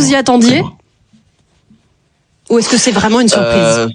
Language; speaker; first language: French; native; French